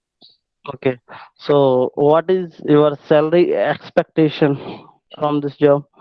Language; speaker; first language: English; non-native, local second language; Hindi